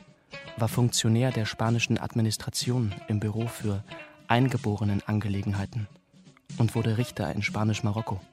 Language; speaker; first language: German; native; German